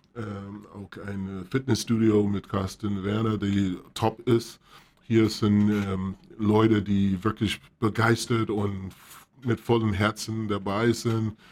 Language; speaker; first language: German; non-native, fluent; English